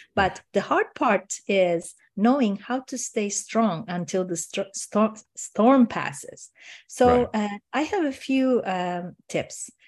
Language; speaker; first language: English; non-native, fluent; Turkish